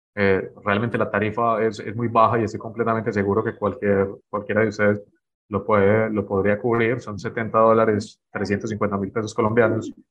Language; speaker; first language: Spanish; native; Spanish